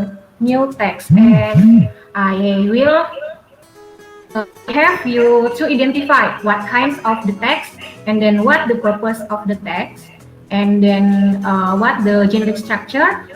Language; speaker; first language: English; non-native, learner; Indonesian